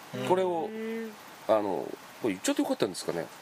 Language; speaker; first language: Japanese; native; Japanese